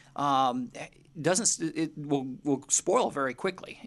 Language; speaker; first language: English; native; English